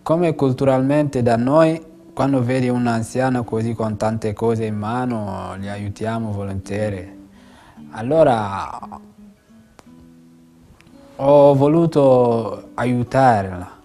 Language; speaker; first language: Italian; non-native, fluent; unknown